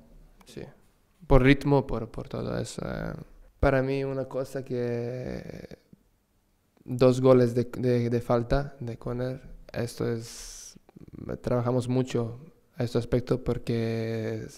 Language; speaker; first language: Spanish; non-native, learner; Serbian